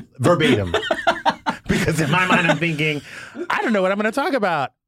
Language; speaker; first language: English; native; English